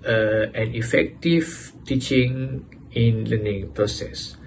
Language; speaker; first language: English; non-native, local second language; Malay